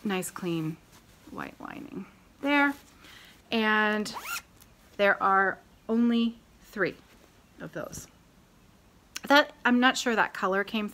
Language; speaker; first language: English; native; English